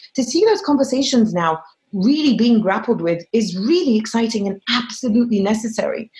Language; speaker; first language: English; non-native, fluent; Arabic